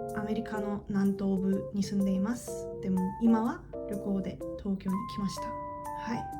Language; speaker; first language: Japanese; non-native, learner; English